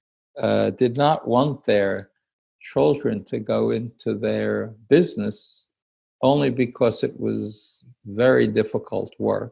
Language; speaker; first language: English; native; English